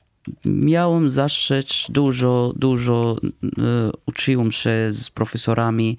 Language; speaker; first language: Polish; non-native, fluent; Arabic